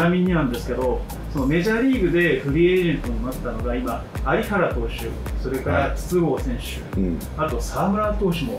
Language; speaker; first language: Japanese; native; Japanese